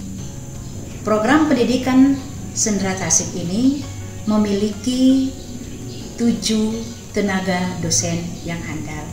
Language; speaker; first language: Indonesian; native; Indonesian